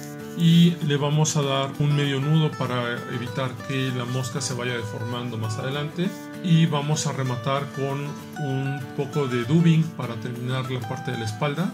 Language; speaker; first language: Spanish; native; Spanish